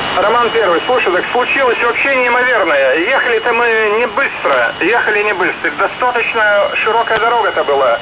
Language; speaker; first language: Russian; native; Russian